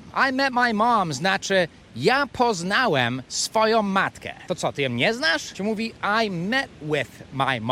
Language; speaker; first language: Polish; non-native, fluent; English